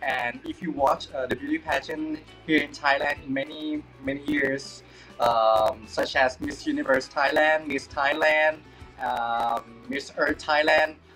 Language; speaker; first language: English; non-native, fluent; Thai